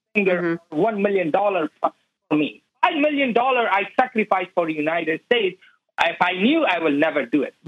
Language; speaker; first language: English; non-native, learner; Persian